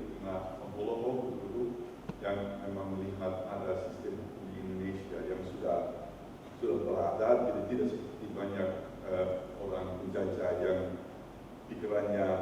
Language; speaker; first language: Indonesian; non-native, fluent; Dutch